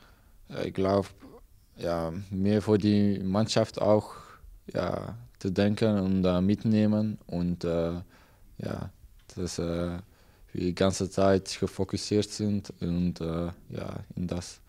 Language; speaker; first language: German; non-native, learner; Dutch